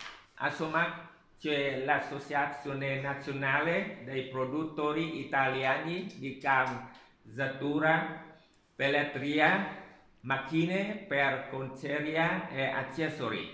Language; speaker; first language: Italian; non-native, learner; Vietnamese